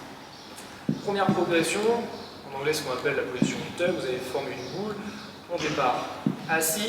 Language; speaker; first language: French; native; French